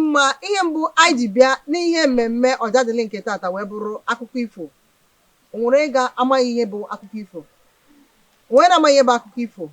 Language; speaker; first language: Igbo; native; Igbo